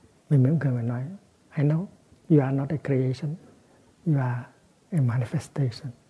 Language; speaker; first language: English; non-native, fluent; Vietnamese